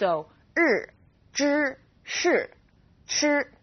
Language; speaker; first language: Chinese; non-native, fluent; English